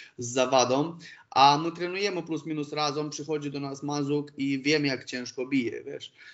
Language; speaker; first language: Polish; non-native, fluent; Romanian